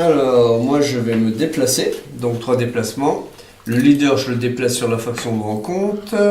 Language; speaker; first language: French; native; French